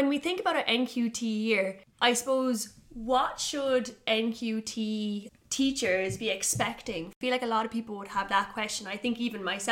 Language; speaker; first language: English; native; English